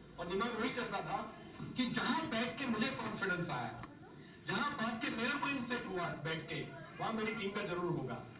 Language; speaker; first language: Hindi; non-native, local second language; Gujarati